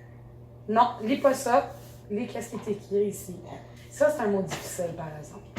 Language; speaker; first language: French; native; French